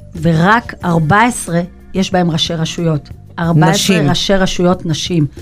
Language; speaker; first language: Hebrew; native; Hebrew